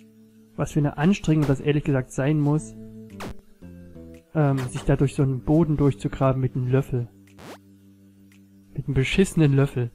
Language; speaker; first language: German; native; German